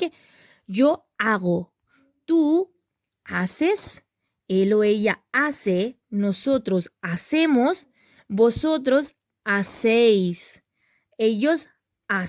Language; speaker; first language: Spanish; non-native, learner; Urdu